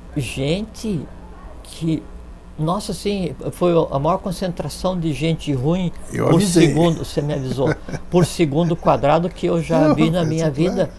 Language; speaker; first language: Portuguese; native; Portuguese